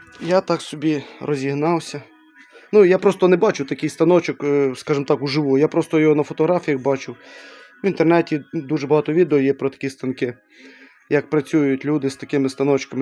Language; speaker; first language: Ukrainian; native; Ukrainian